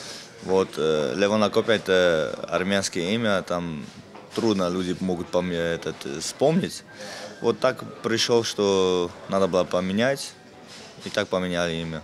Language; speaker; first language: Russian; non-native, fluent; Armenian